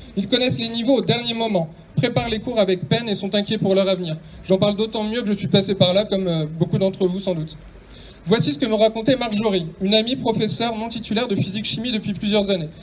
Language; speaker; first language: French; native; French